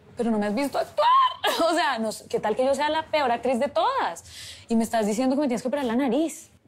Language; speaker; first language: Spanish; native; Spanish